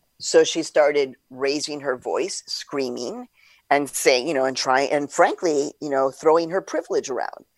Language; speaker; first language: English; early bilingual, other home language; Spanish